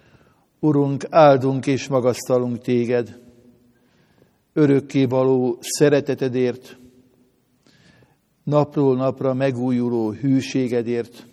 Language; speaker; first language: Hungarian; native; Hungarian